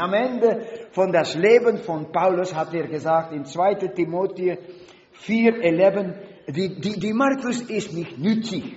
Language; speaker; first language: German; non-native, learner; Dutch